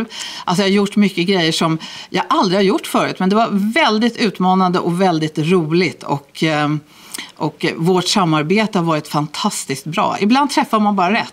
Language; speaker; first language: Swedish; native; Swedish